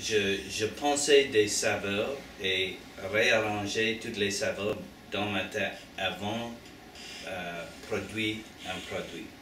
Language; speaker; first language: French; non-native, learner; English